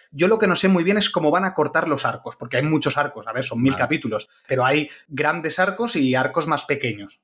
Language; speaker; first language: Spanish; native; Spanish